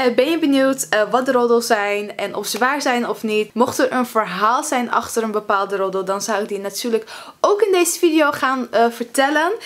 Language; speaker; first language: Dutch; early bilingual, other home language; Russian